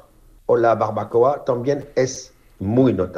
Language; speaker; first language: Spanish; non-native, fluent; French